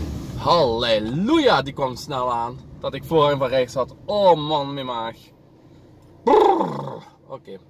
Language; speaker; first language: Dutch; native; Dutch